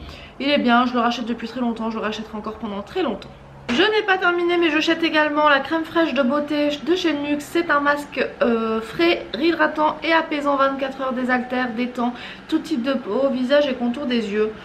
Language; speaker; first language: French; native; French